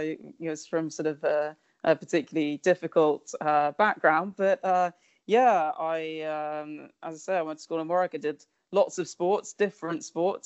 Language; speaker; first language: English; native; English